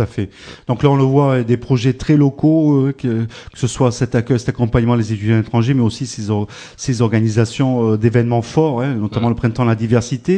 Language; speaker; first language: French; native; French